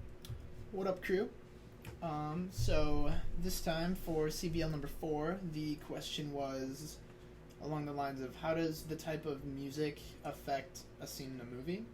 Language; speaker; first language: English; native; English